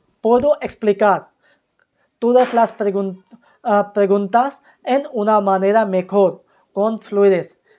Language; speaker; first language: Spanish; non-native, fluent; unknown